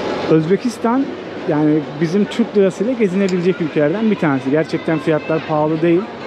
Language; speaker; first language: Turkish; native; Turkish